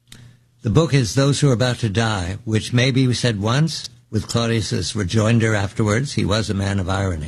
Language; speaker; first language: English; native; English